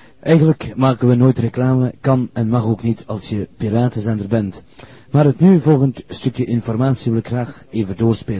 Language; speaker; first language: Dutch; native; Dutch